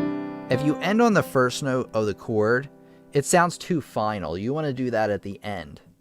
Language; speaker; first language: English; native; English